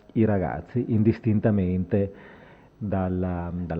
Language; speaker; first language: Italian; native; Italian